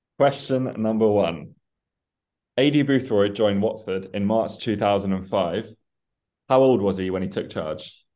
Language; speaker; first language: English; early bilingual, other home language; Persian